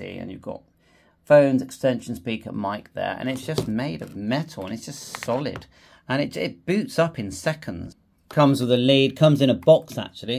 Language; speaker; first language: English; native; English